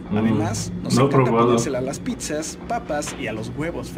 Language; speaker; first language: Spanish; native; Spanish